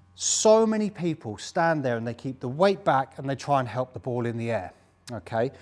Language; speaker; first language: English; native; English